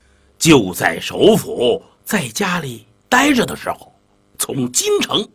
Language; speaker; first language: Chinese; native; Chinese